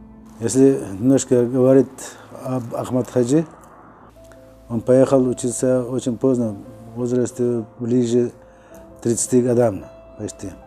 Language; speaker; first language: Russian; non-native, local second language; Uzbek